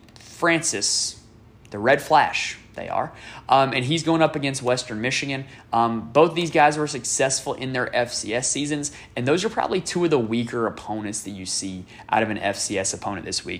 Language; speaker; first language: English; native; English